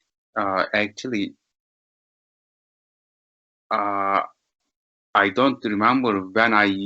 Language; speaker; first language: English; non-native, learner; Turkish